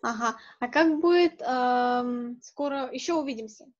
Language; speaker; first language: Russian; native; Russian